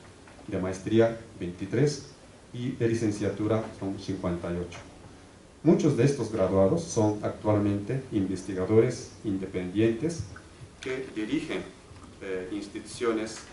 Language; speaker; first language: Spanish; native; Spanish